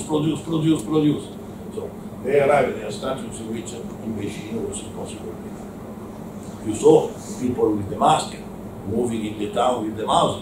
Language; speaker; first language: English; non-native, learner; Italian